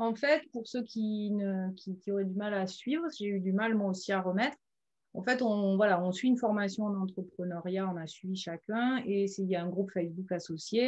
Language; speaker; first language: French; native; French